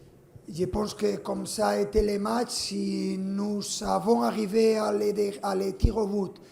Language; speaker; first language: French; non-native, fluent; Spanish